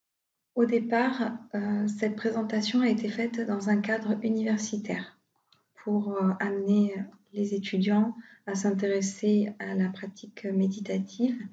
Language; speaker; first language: French; native; French